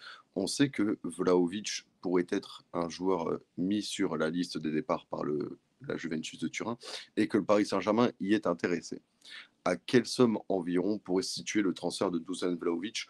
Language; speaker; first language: French; native; French